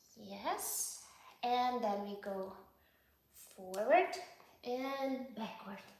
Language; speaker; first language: English; non-native, fluent; Ukrainian